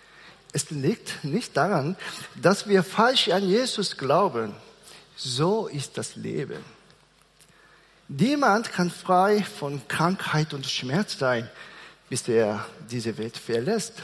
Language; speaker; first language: German; non-native, fluent; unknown